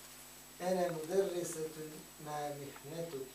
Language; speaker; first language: Arabic; non-native, learner; English